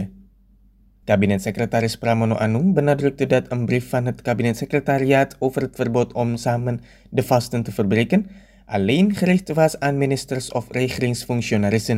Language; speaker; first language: Dutch; non-native, fluent; Indonesian